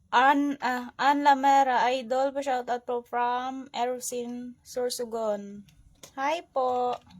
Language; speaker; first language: Filipino; non-native, local second language; Hiligaynon